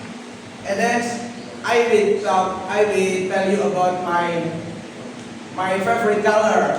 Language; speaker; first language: English; non-native, learner; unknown